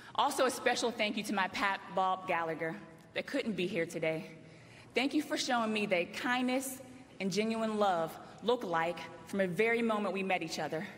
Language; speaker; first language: English; native; English